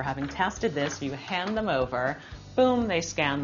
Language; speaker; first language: English; native; English